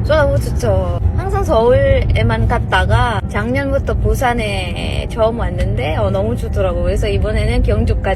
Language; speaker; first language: Korean; non-native, fluent; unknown